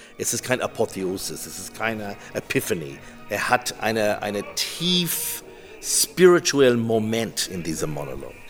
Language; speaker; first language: German; non-native, fluent; English